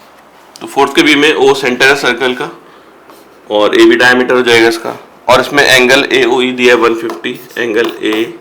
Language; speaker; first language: Hindi; native; Hindi